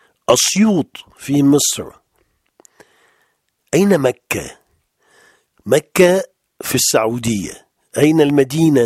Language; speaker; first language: Arabic; non-native, fluent; French